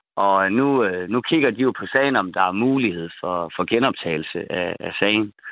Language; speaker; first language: Danish; native; Danish